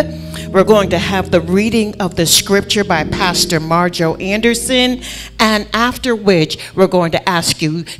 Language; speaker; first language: English; native; English